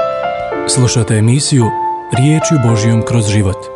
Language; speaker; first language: Croatian; native; Croatian